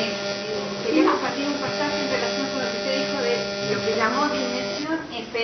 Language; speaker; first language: Spanish; native; Spanish